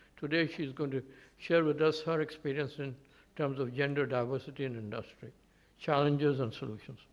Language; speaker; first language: English; native; English